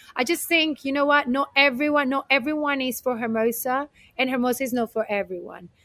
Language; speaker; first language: English; non-native, fluent; Spanish